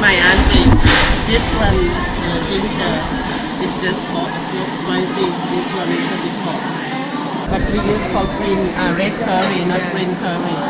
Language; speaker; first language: English; non-native, learner; Thai